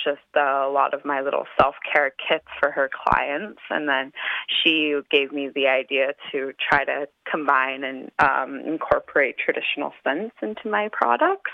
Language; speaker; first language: English; native; English